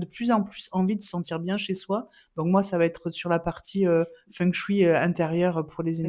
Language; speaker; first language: French; native; French